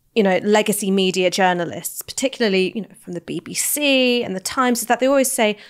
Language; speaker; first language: English; native; English